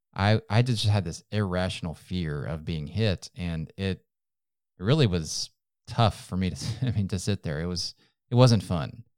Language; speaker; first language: English; native; English